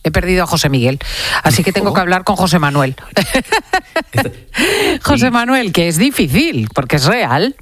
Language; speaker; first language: Spanish; native; Spanish